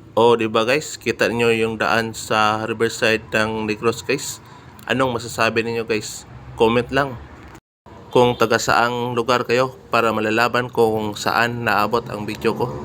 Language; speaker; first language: Filipino; non-native, local second language; Cebuano